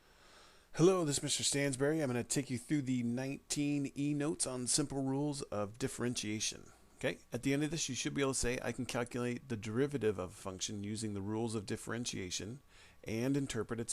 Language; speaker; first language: English; native; English